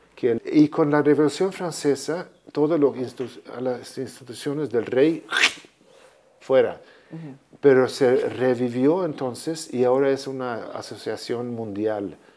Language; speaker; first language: Spanish; non-native, fluent; Swedish